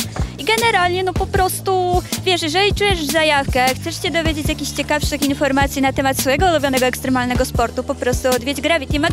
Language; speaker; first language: Polish; native; Polish